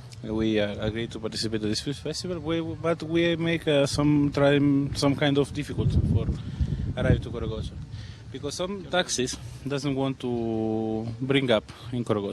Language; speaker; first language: English; non-native, learner; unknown